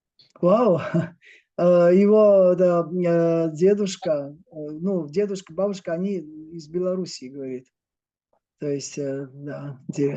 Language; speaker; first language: Russian; native; Russian